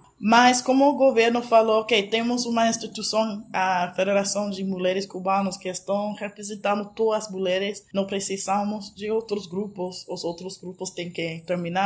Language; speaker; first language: Portuguese; non-native, fluent; English